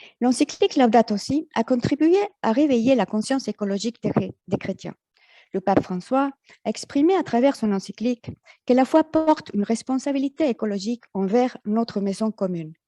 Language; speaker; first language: French; non-native, fluent; Spanish